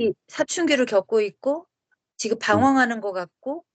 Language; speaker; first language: Korean; native; Korean